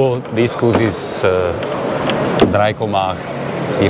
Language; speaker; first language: German; non-native, learner; Slovak